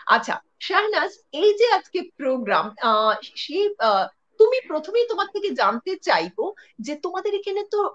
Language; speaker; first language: Bangla; native; Bangla